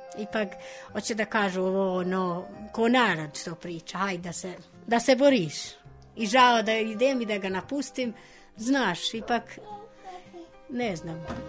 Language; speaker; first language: Serbian; non-native, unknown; Albanian